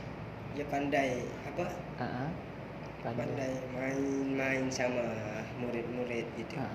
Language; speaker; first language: Indonesian; non-native, learner; Malay